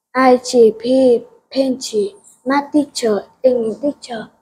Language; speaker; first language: English; non-native, learner; Vietnamese